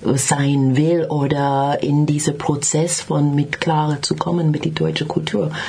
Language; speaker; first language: German; non-native, learner; English